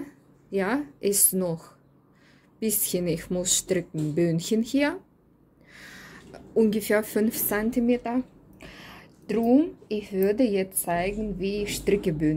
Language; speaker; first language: German; non-native, learner; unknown